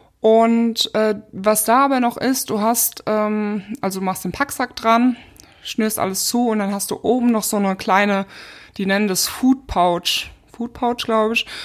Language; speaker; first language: German; native; German